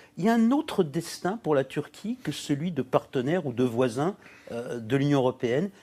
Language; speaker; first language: French; native; French